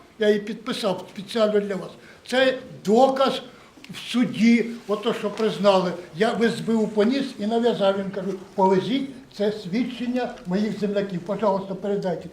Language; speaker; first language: Ukrainian; native; Ukrainian